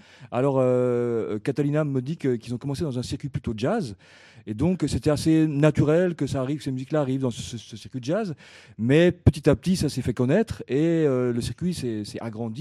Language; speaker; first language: French; native; French